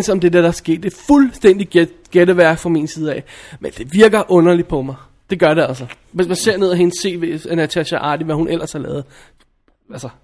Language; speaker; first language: Danish; native; Danish